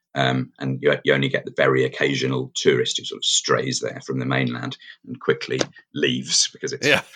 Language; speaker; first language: English; native; English